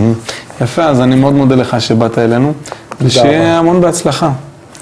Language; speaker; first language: Hebrew; native; Hebrew